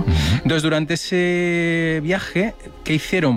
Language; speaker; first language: Spanish; native; Spanish